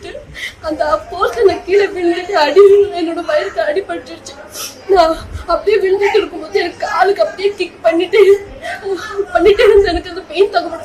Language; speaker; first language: Tamil; non-native, local second language; Kannada